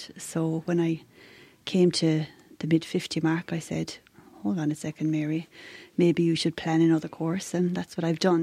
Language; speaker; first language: English; native; English